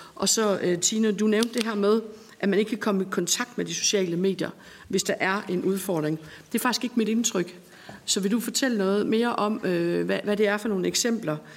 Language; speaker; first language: Danish; native; Danish